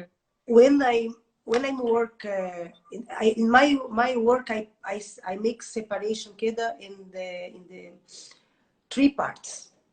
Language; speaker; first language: English; non-native, learner; Portuguese